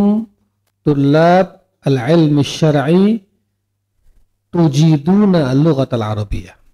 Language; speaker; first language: Arabic; non-native, fluent; Indonesian